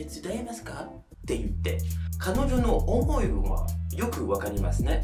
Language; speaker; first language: Japanese; non-native, fluent; French